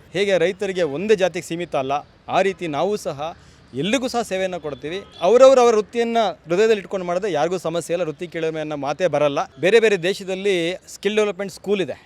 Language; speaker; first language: Kannada; native; Kannada